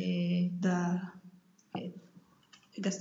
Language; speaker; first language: Russian; non-native, learner; Spanish